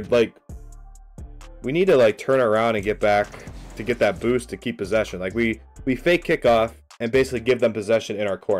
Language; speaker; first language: English; native; English